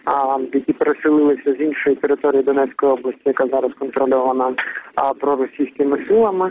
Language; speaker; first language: Ukrainian; native; Ukrainian